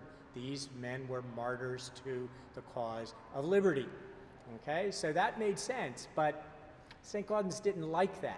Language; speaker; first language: English; native; English